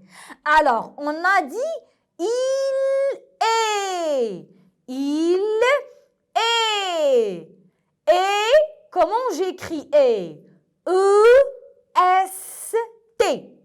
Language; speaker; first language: French; non-native, local second language; Arabic